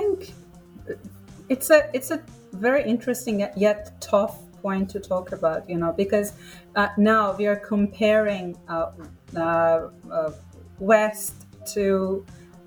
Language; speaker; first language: English; non-native, fluent; Persian